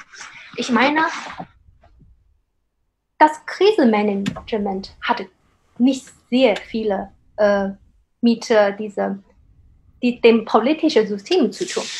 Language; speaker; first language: German; non-native, fluent; Chinese